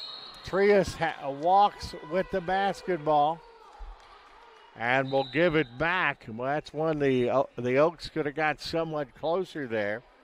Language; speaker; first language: English; native; English